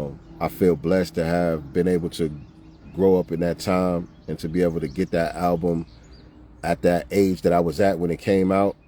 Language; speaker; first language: English; native; English